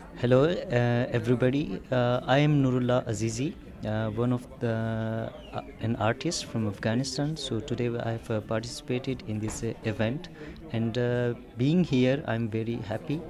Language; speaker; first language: English; non-native, learner; Persian